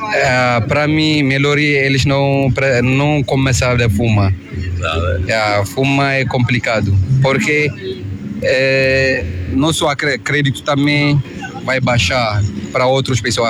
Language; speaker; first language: Portuguese; non-native, learner; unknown